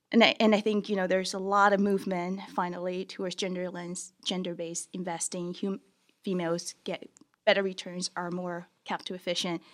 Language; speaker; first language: English; early bilingual, other home language; Chinese